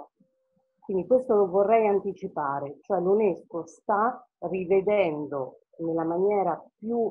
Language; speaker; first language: Italian; native; Italian